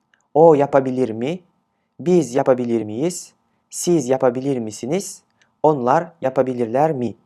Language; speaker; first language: Turkish; non-native, fluent; Kyrgyz